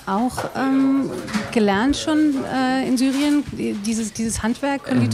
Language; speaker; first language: German; native; German